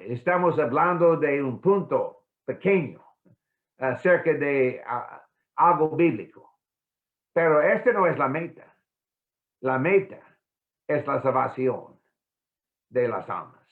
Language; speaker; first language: Spanish; non-native, fluent; English